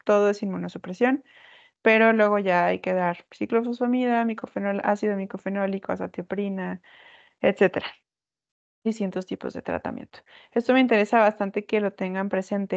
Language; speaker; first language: Spanish; native; Spanish